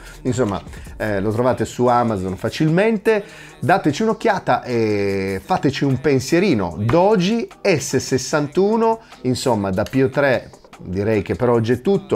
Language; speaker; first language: Italian; native; Italian